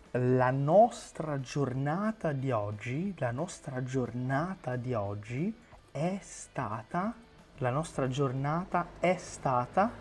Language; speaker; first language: Italian; non-native, fluent; Portuguese